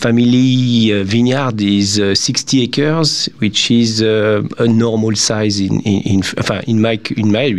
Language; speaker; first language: English; non-native, fluent; French